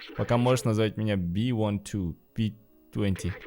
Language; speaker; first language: Russian; non-native, local second language; Kazakh